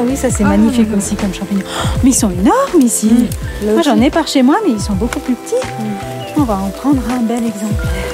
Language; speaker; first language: French; native; French